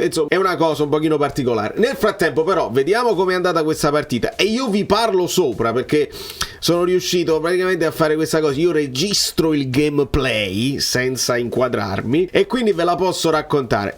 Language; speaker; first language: Italian; native; Italian